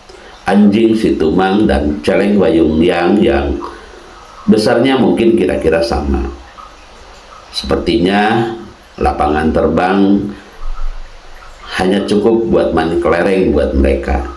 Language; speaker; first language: Indonesian; non-native, local second language; Sundanese